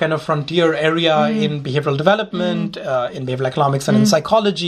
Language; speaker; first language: English; non-native, local second language; Hindi